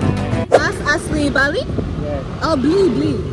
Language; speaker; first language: Indonesian; non-native, learner; English